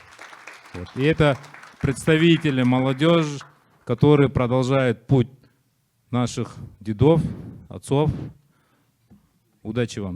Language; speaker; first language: Russian; native; Russian